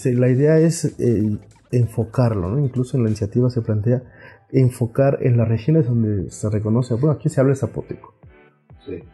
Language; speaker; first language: Spanish; non-native, local second language; Zapotec